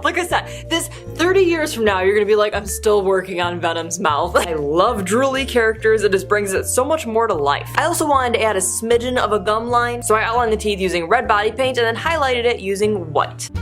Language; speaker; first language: English; native; English